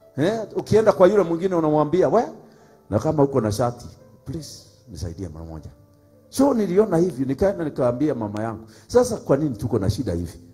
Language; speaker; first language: Swahili; non-native, local second language; Kikuyu